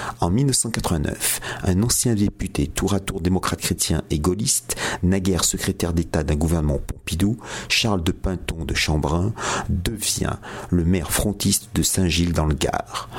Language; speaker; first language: French; native; French